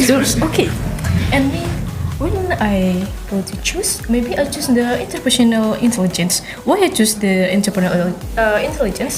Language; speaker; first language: English; non-native, learner; Indonesian